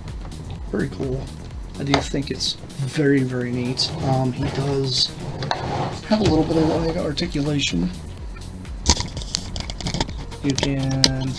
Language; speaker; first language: English; native; English